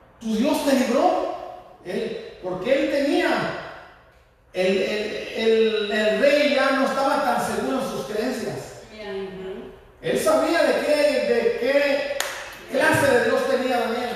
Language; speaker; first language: Spanish; native; Spanish